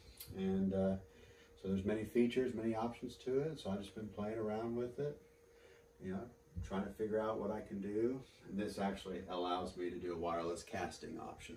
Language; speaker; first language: English; native; English